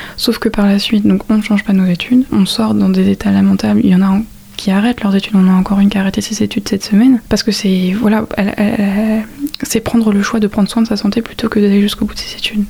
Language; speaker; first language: French; native; French